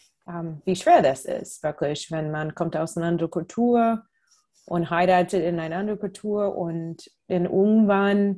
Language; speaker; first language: German; non-native, fluent; English